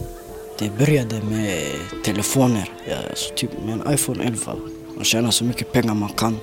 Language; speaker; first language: Swedish; early bilingual, other home language; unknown